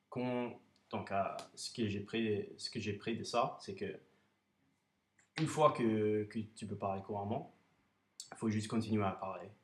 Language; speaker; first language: French; non-native, fluent; English